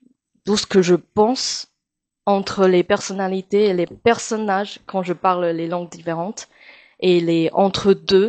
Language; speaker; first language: French; non-native, fluent; Chinese